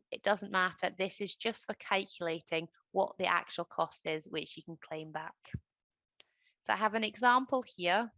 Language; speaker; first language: English; native; English